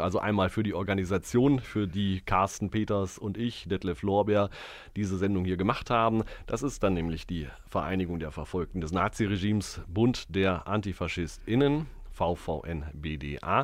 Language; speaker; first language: German; native; German